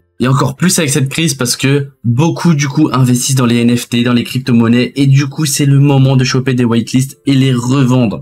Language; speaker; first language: French; native; French